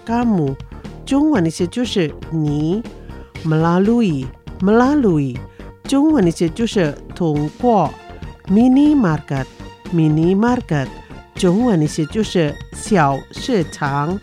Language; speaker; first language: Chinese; early bilingual, heritage; Chinese